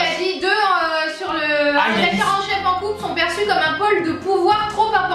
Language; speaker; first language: French; native; French